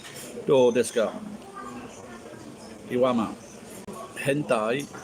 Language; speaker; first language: Japanese; non-native, learner; English